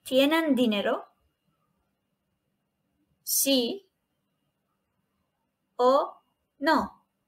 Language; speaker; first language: Spanish; non-native, fluent; Turkish